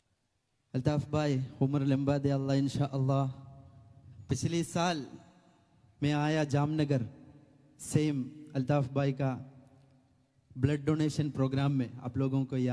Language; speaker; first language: Hindi; non-native, local second language; Malayalam